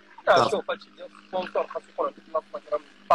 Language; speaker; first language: Arabic; native; Arabic